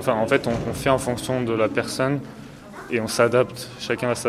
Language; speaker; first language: French; native; French